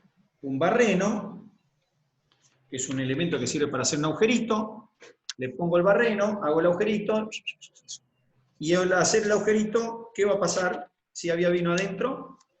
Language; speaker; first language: Spanish; native; Spanish